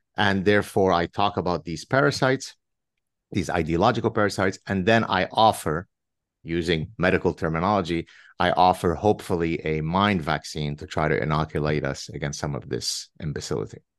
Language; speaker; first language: English; early bilingual, other home language; Arabic